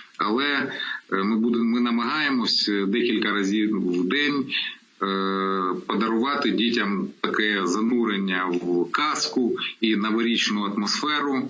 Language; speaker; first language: Ukrainian; non-native, local second language; Russian